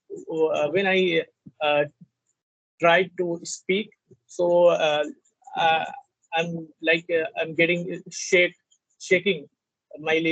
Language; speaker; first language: English; non-native, learner; Hindi